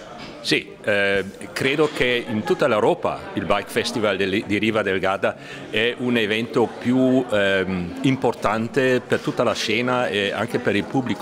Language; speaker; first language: Italian; non-native, fluent; German